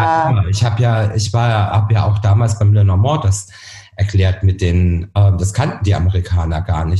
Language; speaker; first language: German; native; German